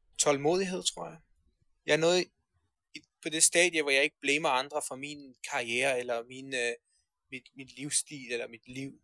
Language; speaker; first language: Danish; early bilingual, other home language; Persian